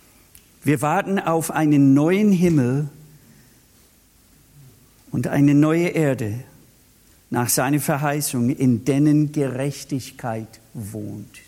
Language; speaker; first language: German; non-native, fluent; English